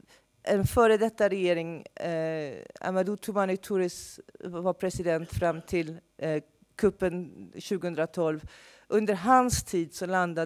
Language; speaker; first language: Swedish; non-native, fluent; English